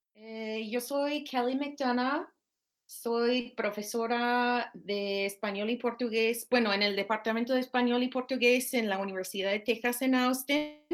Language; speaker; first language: Spanish; non-native, fluent; English